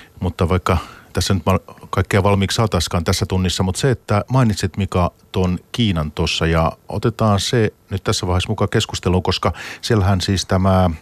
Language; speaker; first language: Finnish; native; Finnish